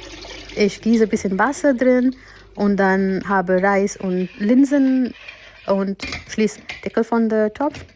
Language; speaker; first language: German; non-native, learner; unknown